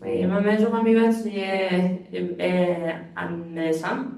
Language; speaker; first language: French; non-native, learner; Spanish